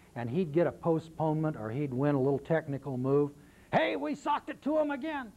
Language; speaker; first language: English; native; English